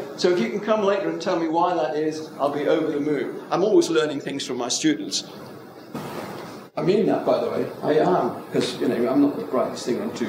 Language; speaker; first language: English; native; English